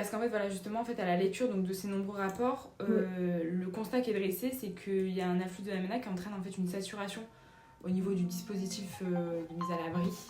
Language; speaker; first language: French; native; French